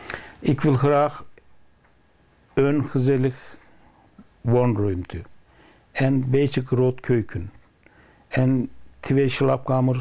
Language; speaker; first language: Dutch; non-native, learner; Turkish